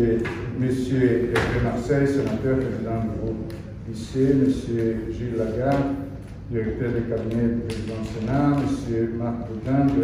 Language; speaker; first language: French; non-native, fluent; Portuguese